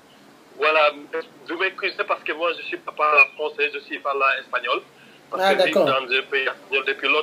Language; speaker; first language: French; non-native, local second language; Wolof